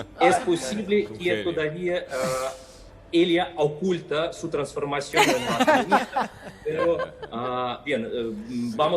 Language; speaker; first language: Spanish; non-native, fluent; Russian